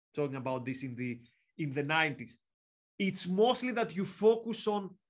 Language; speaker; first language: English; non-native, fluent; Greek